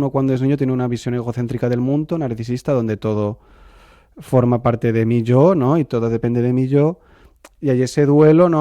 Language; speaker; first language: Spanish; non-native, local second language; Catalan